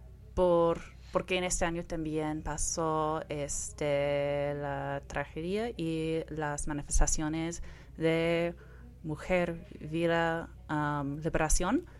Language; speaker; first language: Spanish; non-native, fluent; English